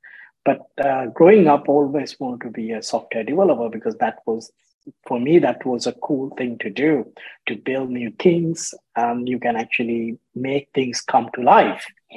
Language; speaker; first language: English; non-native, local second language; Sinhala